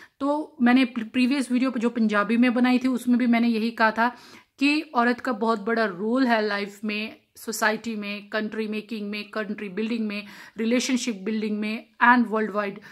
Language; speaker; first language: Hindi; non-native, local second language; Punjabi